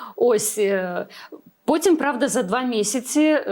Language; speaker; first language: Ukrainian; native; Ukrainian